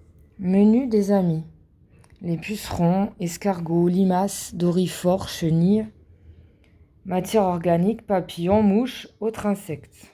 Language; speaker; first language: French; native; French